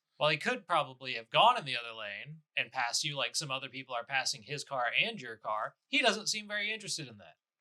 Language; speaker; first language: English; native; English